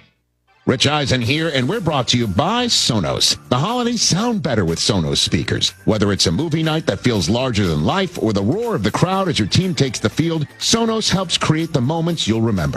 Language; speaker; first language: English; native; English